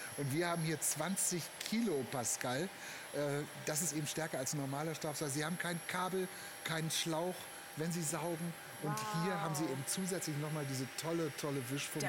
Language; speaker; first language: German; native; German